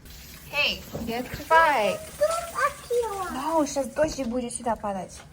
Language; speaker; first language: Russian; early bilingual, heritage; Russian